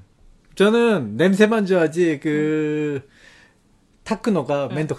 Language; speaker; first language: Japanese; non-native, learner; Korean